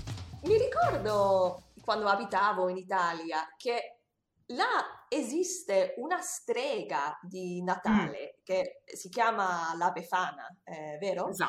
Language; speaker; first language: Italian; non-native, fluent; English